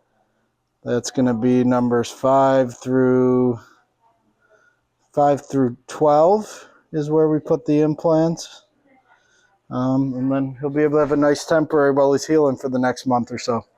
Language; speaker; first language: English; native; English